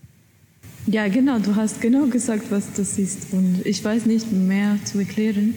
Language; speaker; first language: German; non-native, learner; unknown